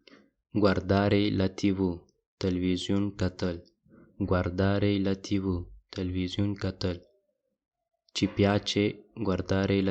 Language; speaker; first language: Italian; non-native, fluent; Pashto